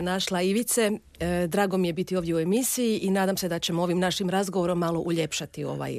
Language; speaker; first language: Croatian; non-native, local second language; Hungarian